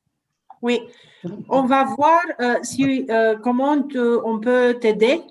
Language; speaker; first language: French; non-native, learner; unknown